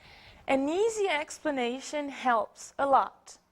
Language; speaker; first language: English; non-native, fluent; Portuguese